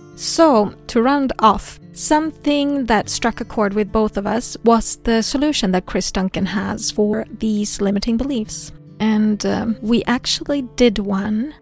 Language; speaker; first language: English; non-native, fluent; Swedish